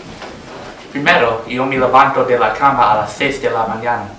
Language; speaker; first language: Spanish; non-native, learner; English